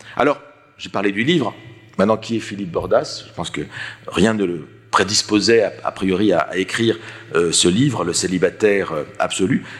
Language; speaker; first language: French; native; French